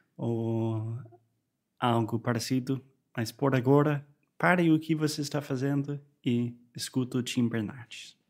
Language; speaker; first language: Portuguese; non-native, fluent; English